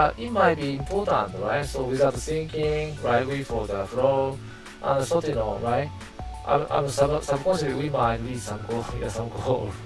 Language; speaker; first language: English; non-native, learner; Japanese